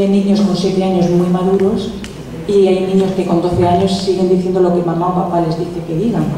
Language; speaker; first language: Spanish; native; Spanish